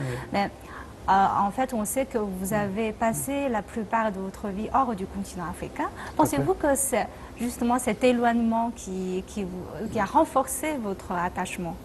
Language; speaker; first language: French; non-native, fluent; Chinese